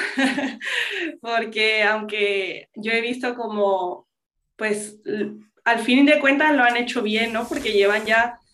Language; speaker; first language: Spanish; non-native, local second language; English